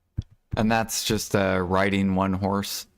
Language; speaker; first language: English; native; English